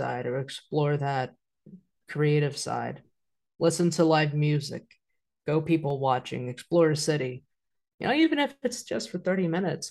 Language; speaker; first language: English; native; English